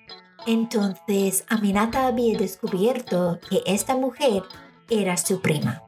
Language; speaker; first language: Spanish; non-native, fluent; English